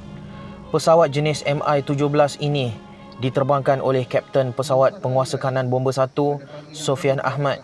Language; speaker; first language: Malay; native; Malay